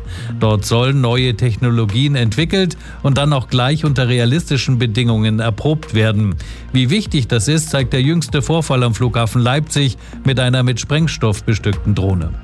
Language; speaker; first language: German; native; German